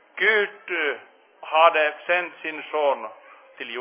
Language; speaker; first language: Swedish; non-native, fluent; Finnish